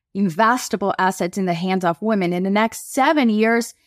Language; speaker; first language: English; non-native, fluent; Portuguese